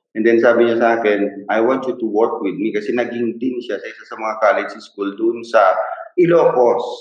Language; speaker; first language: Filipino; non-native, local second language; Iloko